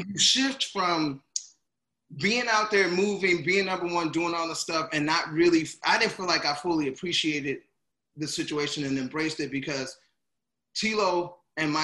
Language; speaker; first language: English; native; English